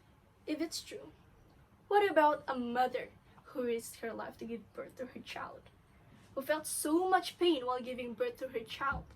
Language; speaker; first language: English; non-native, learner; Indonesian